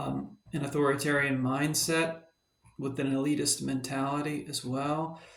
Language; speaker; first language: English; native; English